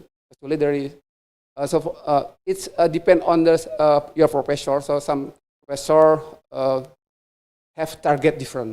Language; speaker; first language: English; non-native, fluent; Indonesian